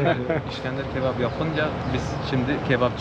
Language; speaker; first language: Turkish; non-native, fluent; Bangla